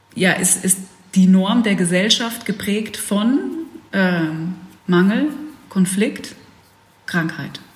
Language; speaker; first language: German; early bilingual, other home language; Dutch